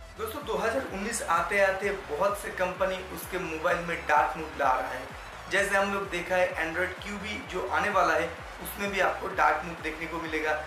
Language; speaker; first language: Hindi; non-native, local second language; Bangla